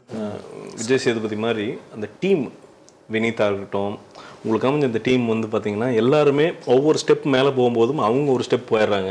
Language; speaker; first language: Tamil; native; Tamil